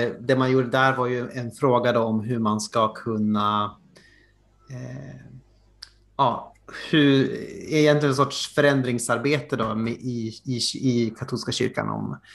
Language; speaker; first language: Swedish; native; Swedish